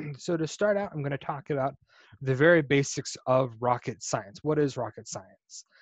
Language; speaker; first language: English; native; English